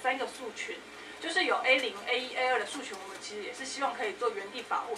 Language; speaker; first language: Chinese; native; Chinese